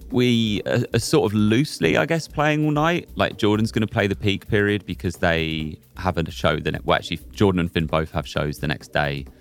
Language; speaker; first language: English; native; English